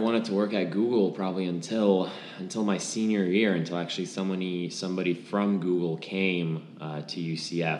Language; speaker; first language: English; non-native, fluent; Lithuanian